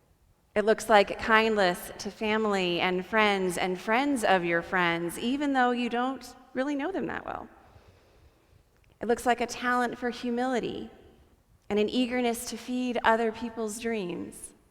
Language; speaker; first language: English; native; English